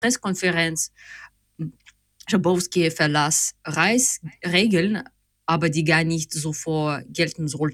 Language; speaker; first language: German; non-native, fluent; Ukrainian